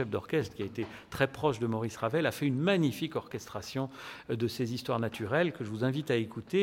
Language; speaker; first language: French; native; French